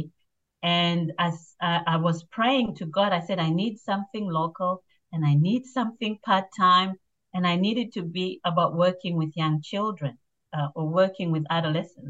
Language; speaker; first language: English; non-native, local second language; Shona